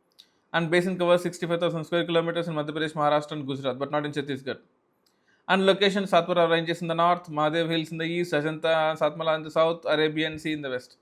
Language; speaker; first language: English; non-native, local second language; Telugu